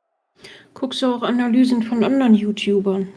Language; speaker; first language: German; native; German